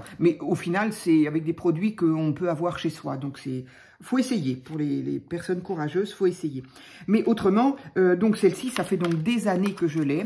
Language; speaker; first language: French; native; French